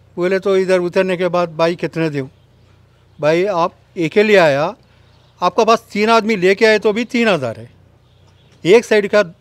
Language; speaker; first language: Hindi; non-native, local second language; Telugu